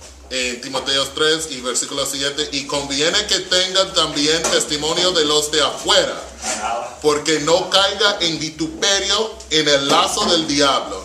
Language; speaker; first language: Spanish; non-native, fluent; English